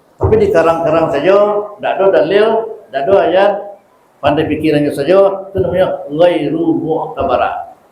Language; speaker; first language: Malay; non-native, local second language; Minangkabau